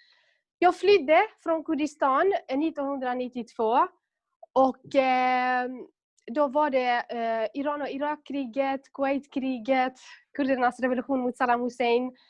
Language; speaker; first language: Swedish; non-native, local second language; Kurdish